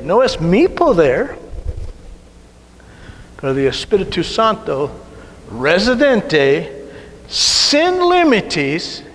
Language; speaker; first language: Spanish; non-native, learner; English